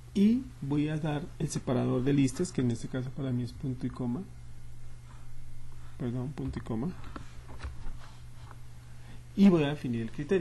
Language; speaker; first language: Spanish; native; Spanish